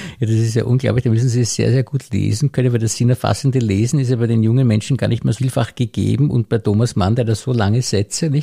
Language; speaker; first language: German; native; German